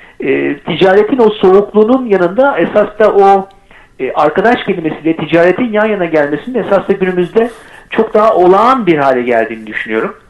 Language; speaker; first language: Turkish; native; Turkish